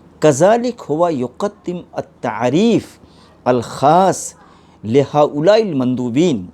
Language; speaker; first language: Arabic; non-native, fluent; Urdu